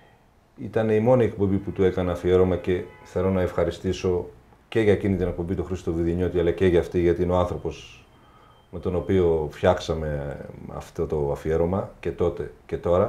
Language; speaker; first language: Greek; native; Greek